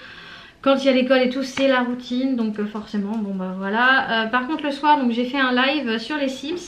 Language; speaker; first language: French; native; French